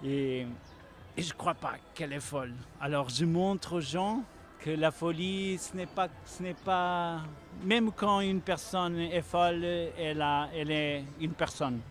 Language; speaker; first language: French; non-native, learner; Portuguese